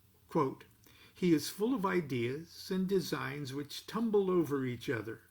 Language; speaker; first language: English; native; English